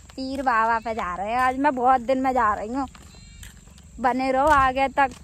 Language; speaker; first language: Hindi; native; Hindi